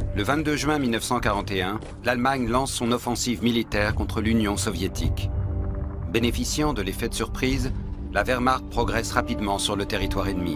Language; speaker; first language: French; native; French